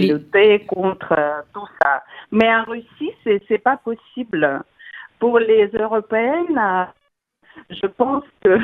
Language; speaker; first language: French; non-native, fluent; Russian